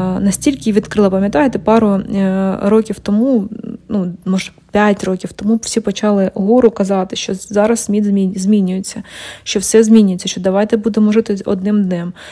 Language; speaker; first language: Ukrainian; non-native, local second language; Russian